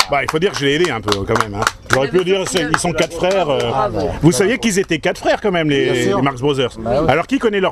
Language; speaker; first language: French; native; French